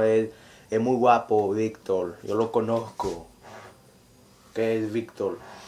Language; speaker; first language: Spanish; early bilingual, heritage; Spanish